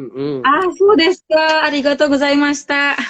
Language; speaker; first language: Japanese; non-native, learner; Indonesian